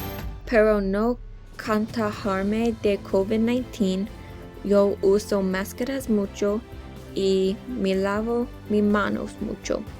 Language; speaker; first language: Spanish; non-native, learner; English